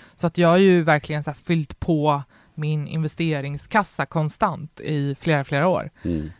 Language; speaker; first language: Swedish; native; Swedish